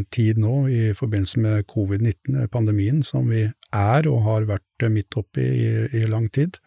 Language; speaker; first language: Norwegian; native; Norwegian